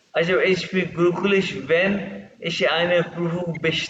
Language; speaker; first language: German; non-native, fluent; Urdu